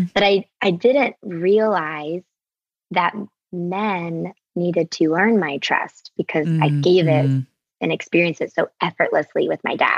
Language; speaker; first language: English; native; English